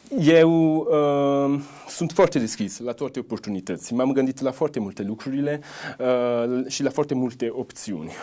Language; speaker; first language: Romanian; non-native, fluent; Italian